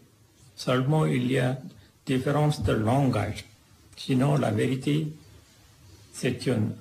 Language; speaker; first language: French; non-native, fluent; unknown